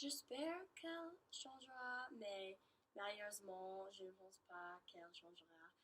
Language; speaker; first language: French; non-native, learner; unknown